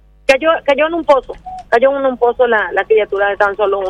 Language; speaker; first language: Spanish; native; Spanish